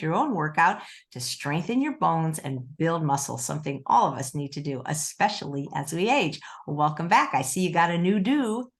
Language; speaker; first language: English; native; English